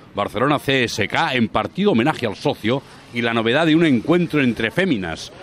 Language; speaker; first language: Spanish; non-native, local second language; Catalan